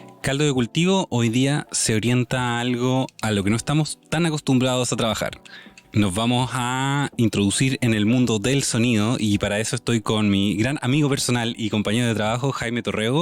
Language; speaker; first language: Spanish; native; Spanish